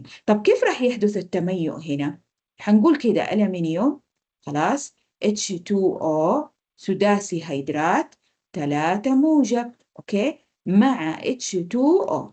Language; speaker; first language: Arabic; native; Arabic